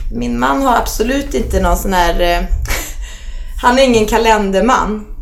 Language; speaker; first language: Swedish; native; Swedish